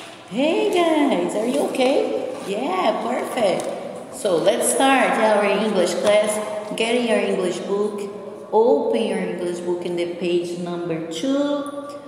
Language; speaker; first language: English; non-native, fluent; Portuguese